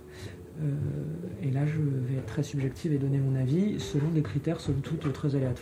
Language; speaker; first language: French; native; French